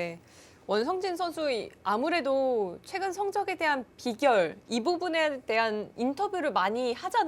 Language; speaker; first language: Korean; native; Korean